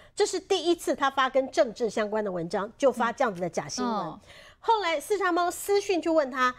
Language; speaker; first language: Chinese; native; Chinese